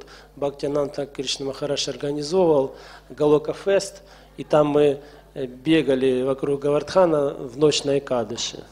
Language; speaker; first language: Russian; native; Russian